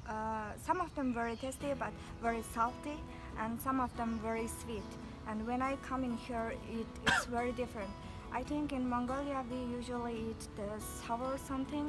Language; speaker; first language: English; non-native, learner; Mongolian